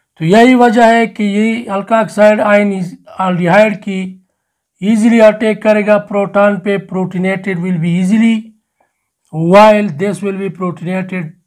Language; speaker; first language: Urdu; non-native, local second language; Pashto